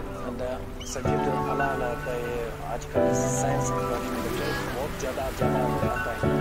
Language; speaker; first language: Hindi; non-native, learner; Tibetan